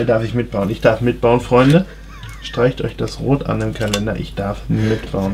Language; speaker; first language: German; native; German